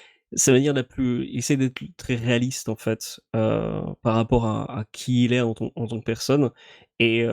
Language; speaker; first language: French; native; French